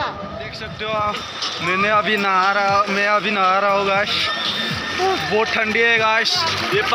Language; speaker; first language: Hindi; non-native, local second language; Assamese